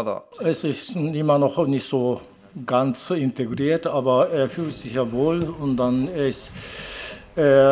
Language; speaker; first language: German; non-native, fluent; Japanese